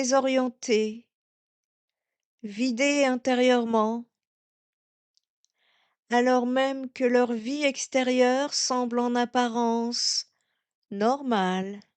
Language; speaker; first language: French; native; French